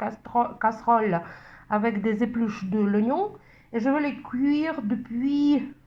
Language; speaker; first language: French; non-native, fluent; Russian